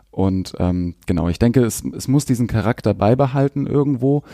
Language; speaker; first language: German; native; German